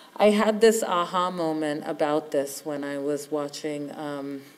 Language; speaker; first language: English; native; English